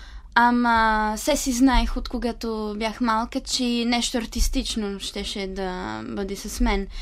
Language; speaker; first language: Bulgarian; early bilingual, heritage; Italian